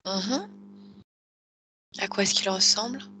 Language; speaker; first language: French; native; French